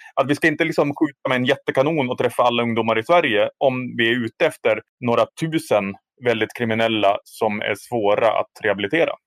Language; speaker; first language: Swedish; native; Swedish